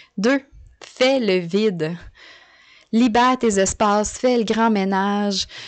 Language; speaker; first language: French; native; French